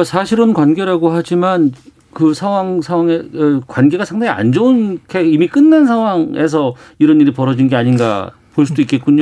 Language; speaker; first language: Korean; native; Korean